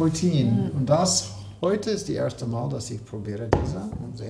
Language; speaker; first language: German; non-native, learner; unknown